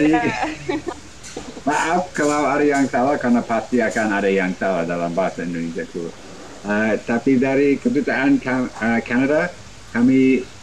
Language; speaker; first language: Indonesian; non-native, fluent; English